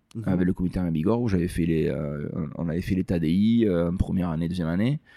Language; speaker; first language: French; native; French